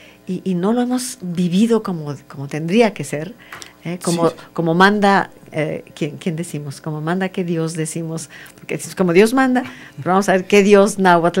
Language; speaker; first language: Spanish; native; Spanish